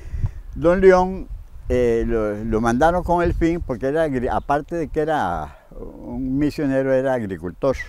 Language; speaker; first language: Spanish; native; Spanish